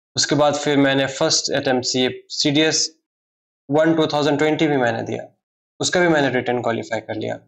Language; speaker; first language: Hindi; native; Hindi